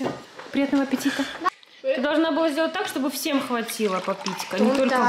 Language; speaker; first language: Russian; native; Russian